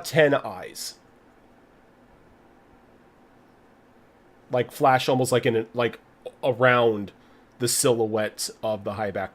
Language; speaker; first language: English; native; English